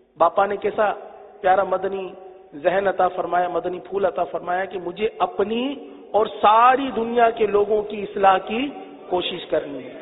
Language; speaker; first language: Urdu; native; Urdu